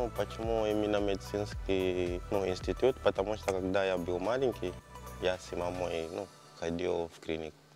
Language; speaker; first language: Russian; non-native, fluent; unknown